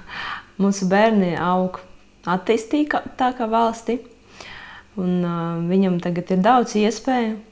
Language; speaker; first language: Latvian; non-native, local second language; Russian